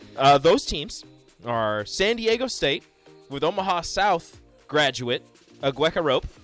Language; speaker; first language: English; native; English